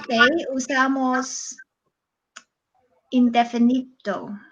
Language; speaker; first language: Spanish; non-native, learner; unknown